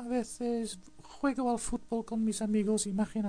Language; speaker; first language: Spanish; non-native, fluent; English